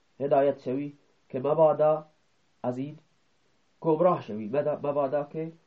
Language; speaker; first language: Persian; non-native, local second language; Baluchi